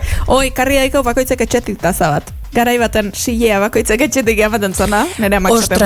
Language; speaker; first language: Basque; native; Basque